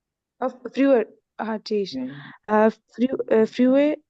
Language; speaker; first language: German; non-native, learner; Urdu